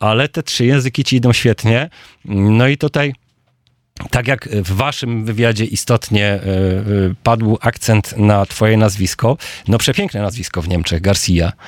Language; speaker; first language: Polish; native; Polish